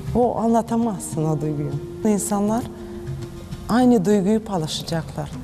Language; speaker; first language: Turkish; non-native, fluent; Ukrainian